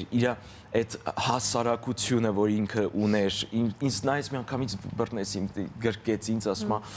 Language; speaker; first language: Armenian; early bilingual, heritage; Armenian